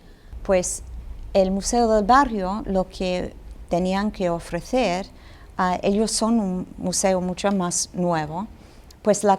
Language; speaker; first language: Spanish; non-native, fluent; English